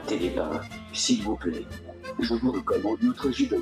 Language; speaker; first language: French; non-native, learner; Indonesian